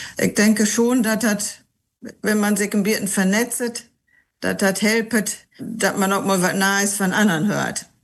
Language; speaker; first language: German; non-native, local second language; Low German